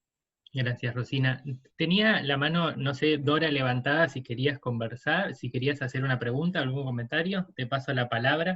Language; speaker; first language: Spanish; native; Spanish